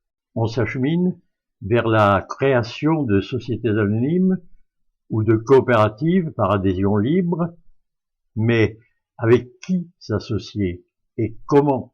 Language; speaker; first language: French; native; French